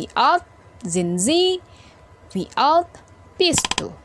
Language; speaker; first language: German; non-native, learner; Indonesian